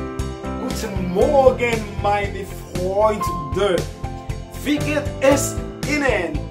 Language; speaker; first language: German; non-native, learner; French